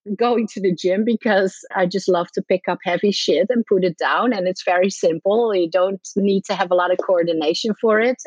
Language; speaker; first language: English; non-native, fluent; Dutch